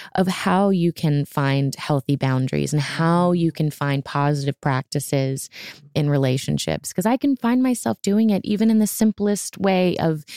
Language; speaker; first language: English; native; English